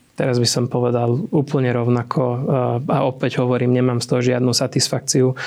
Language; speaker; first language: Slovak; non-native, local second language; Hungarian